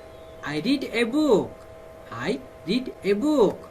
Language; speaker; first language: English; non-native, fluent; Bangla